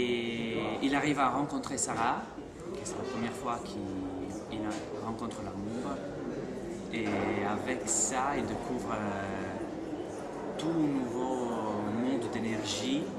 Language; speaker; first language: French; non-native, fluent; Italian